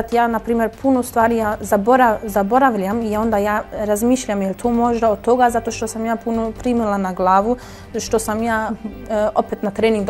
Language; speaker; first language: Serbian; early bilingual, heritage; German